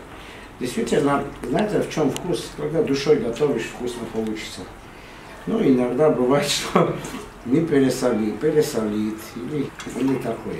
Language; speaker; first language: Russian; non-native, fluent; Armenian